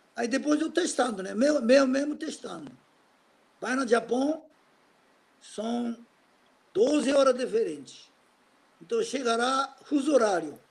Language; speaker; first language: Portuguese; non-native, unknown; Japanese